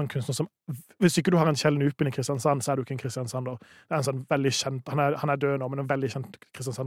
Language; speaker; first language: Norwegian; native; Norwegian